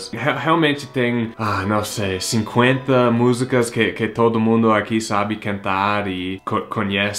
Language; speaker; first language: Portuguese; non-native, fluent; English